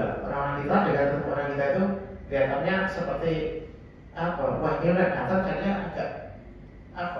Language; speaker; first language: Indonesian; native; Indonesian